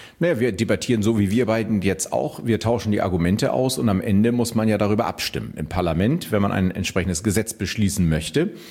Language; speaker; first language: German; native; German